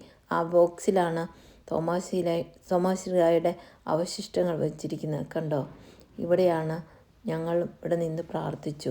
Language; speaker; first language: Malayalam; native; Malayalam